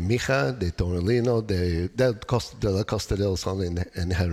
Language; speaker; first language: Spanish; non-native, learner; English